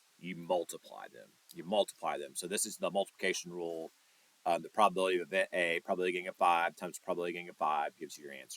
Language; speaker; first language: English; native; English